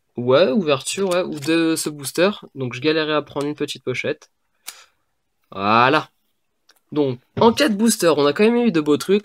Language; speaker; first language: French; native; French